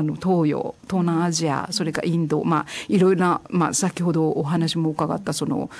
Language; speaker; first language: Japanese; non-native, fluent; Chinese